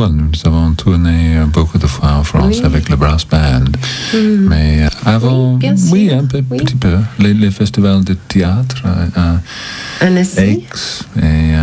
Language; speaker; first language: French; non-native, learner; English